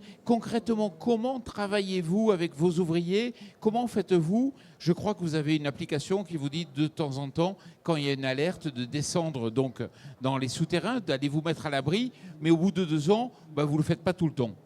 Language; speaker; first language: French; native; French